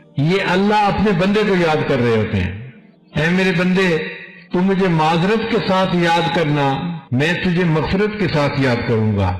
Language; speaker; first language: Urdu; non-native, local second language; Punjabi